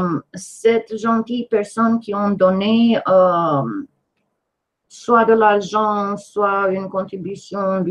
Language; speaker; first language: French; non-native, fluent; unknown